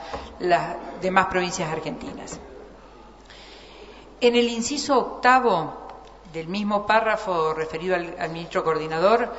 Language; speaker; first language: Spanish; native; Spanish